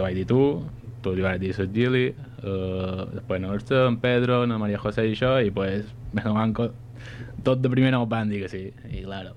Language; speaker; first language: Catalan; native; Catalan